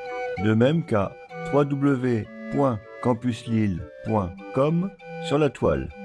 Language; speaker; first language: French; native; French